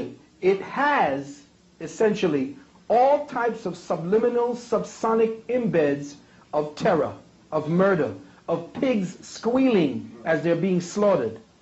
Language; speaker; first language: English; native; English